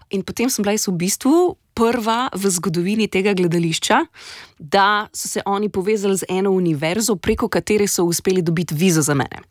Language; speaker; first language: Slovenian; native; Slovenian